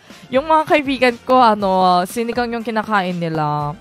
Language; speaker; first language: Filipino; non-native, fluent; Korean